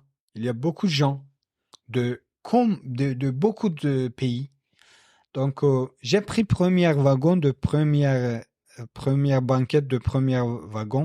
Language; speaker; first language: French; non-native, learner; Kurdish